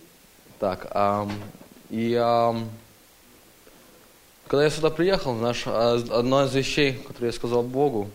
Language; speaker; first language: Russian; early bilingual, heritage; Russian